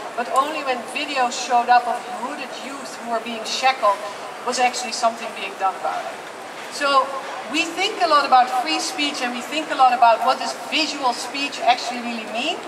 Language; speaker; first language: English; non-native, fluent; Dutch